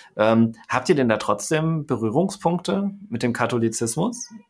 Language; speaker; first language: German; native; German